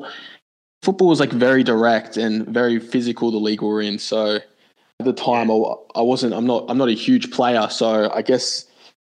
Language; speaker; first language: English; native; English